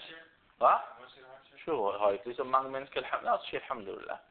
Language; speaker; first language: Danish; early bilingual, other home language; Arabic